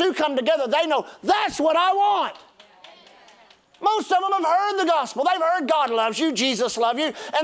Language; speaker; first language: English; native; English